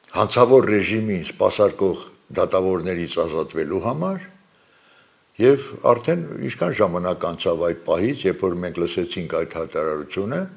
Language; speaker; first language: Armenian; native; Armenian